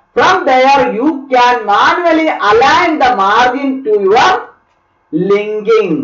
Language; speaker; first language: English; non-native, local second language; Malayalam